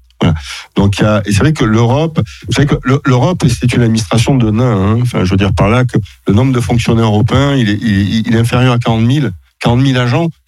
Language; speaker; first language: French; native; French